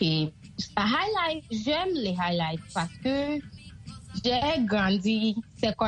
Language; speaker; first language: French; non-native, learner; Akan